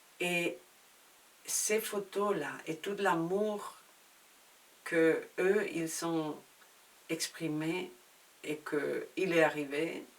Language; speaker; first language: French; non-native, fluent; Spanish